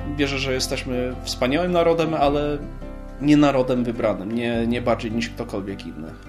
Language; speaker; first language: Polish; early bilingual, other home language; English